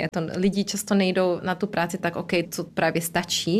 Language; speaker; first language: Czech; early bilingual, heritage; Czech